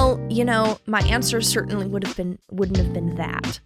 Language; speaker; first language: English; native; English